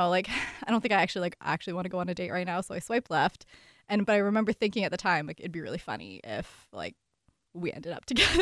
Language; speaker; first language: English; native; English